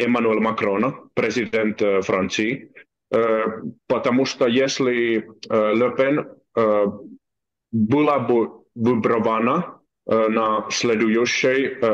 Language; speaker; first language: Russian; non-native, learner; Finnish